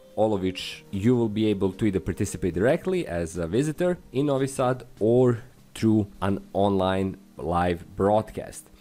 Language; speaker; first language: English; non-native, fluent; Serbian